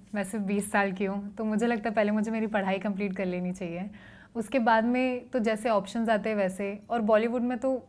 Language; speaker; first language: Hindi; native; Hindi